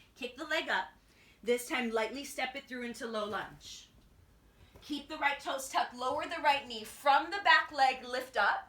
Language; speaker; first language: English; native; English